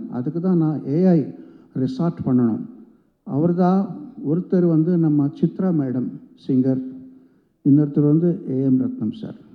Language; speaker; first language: Tamil; non-native, local second language; Telugu